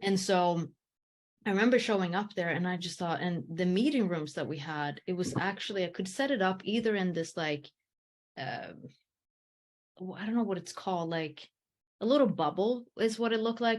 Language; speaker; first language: English; early bilingual, heritage; English